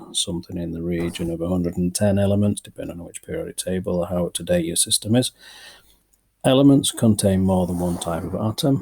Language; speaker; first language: English; native; English